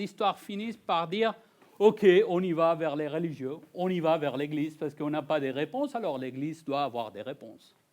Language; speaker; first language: French; non-native, fluent; Spanish